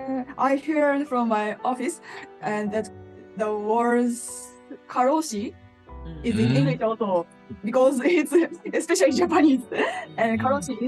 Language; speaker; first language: English; non-native, learner; Japanese